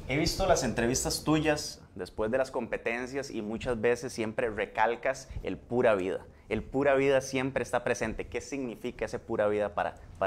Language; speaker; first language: Spanish; native; Spanish